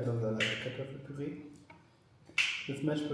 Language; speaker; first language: German; native; German